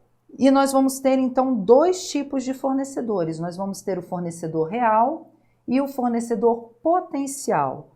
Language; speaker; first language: Portuguese; native; Portuguese